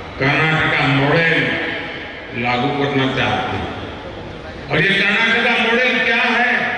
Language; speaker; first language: Hindi; non-native, local second language; Gujarati